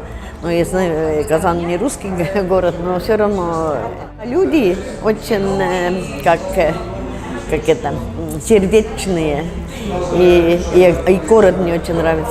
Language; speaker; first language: Russian; non-native, fluent; Estonian